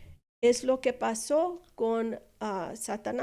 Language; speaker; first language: Spanish; non-native, fluent; English